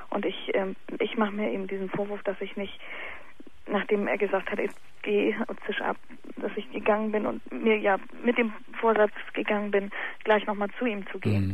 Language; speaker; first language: German; native; German